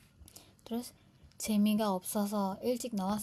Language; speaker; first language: Korean; non-native, fluent; Indonesian